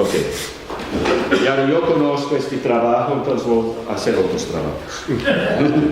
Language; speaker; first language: Spanish; non-native, fluent; Portuguese